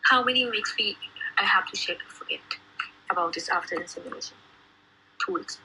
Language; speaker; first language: English; non-native, learner; Thai